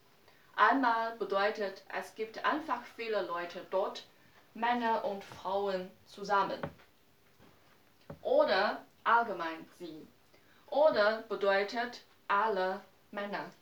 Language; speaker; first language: German; non-native, learner; Chinese